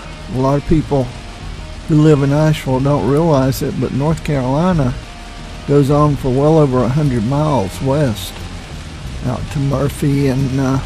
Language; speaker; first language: English; native; English